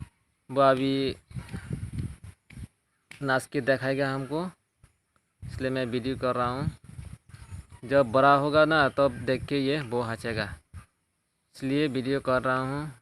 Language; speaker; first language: Hindi; non-native, local second language; Kok Borok